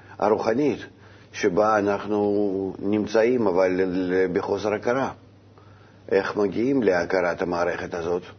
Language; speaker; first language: Hebrew; non-native, fluent; Russian